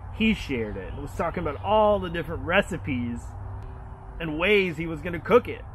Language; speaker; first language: English; native; English